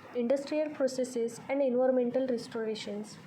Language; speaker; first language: English; non-native, local second language; Marathi